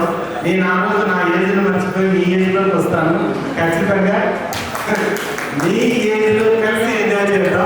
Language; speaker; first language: Telugu; native; Telugu